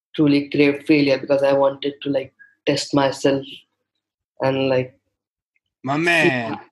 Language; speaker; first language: English; non-native, local second language; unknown